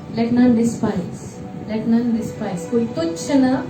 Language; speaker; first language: Hindi; non-native, local second language; Marathi